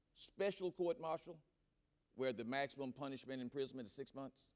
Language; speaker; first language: English; native; English